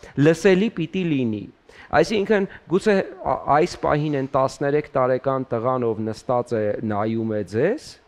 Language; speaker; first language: Armenian; native; Armenian